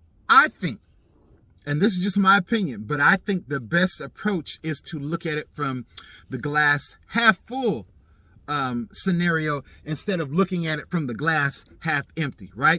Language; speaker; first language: English; native; English